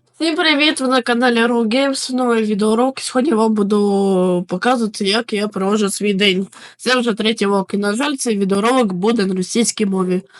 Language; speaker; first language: Ukrainian; non-native, local second language; Russian